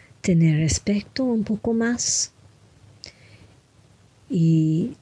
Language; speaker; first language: Spanish; non-native, fluent; French